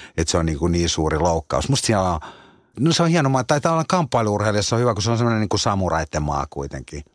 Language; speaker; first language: Finnish; native; Finnish